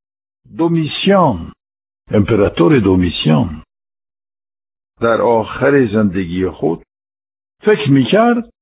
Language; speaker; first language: Persian; non-native, fluent; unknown